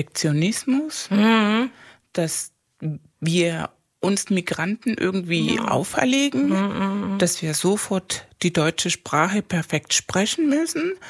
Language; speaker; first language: German; non-native, fluent; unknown